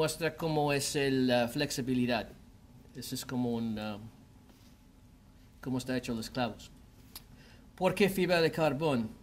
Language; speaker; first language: Spanish; non-native, learner; English